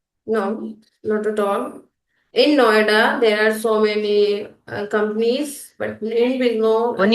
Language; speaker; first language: English; non-native, local second language; Hindi